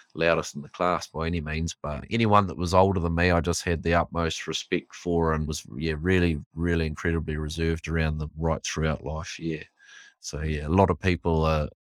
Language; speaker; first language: English; native; English